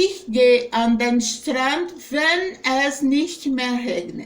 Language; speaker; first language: German; non-native, fluent; Portuguese